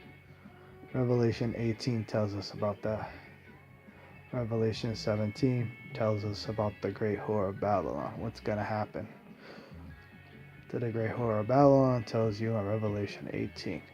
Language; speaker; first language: English; native; English